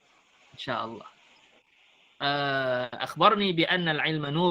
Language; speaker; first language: Arabic; non-native, fluent; Malay